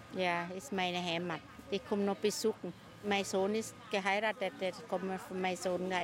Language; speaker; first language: German; non-native, learner; Thai